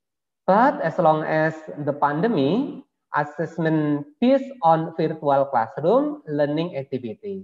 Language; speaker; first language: English; non-native, learner; Indonesian